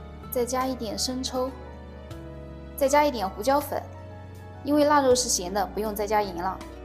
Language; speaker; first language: Chinese; native; Chinese